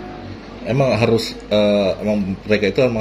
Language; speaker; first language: Indonesian; native; Indonesian